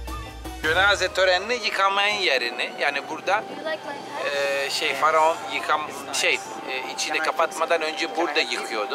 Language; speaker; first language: Turkish; non-native, fluent; Italian